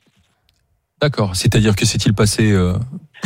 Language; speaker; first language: French; native; French